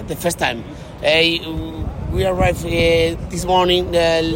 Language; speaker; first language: English; non-native, learner; Spanish